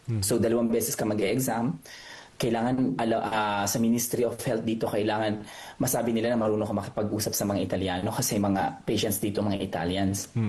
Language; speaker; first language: Filipino; native; Filipino